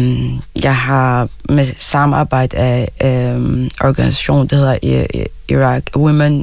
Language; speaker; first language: Danish; non-native, fluent; Arabic